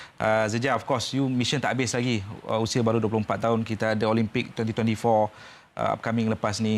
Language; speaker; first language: Malay; native; Malay